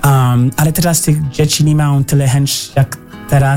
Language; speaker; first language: Polish; early bilingual, heritage; English